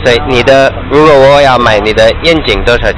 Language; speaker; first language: Chinese; non-native, learner; English